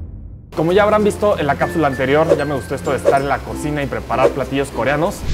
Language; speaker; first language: Spanish; non-native, fluent; Korean